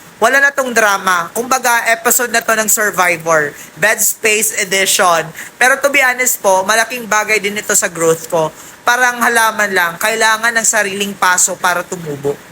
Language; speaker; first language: Filipino; non-native, local second language; Waray